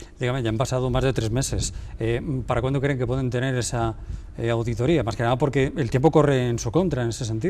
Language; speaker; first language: Spanish; native; Spanish